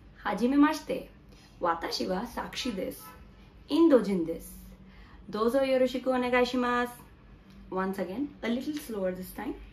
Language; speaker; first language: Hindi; native; Hindi